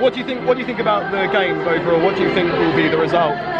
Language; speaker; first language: English; native; English